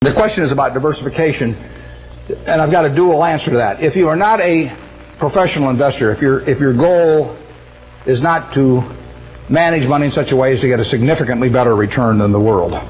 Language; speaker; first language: English; native; English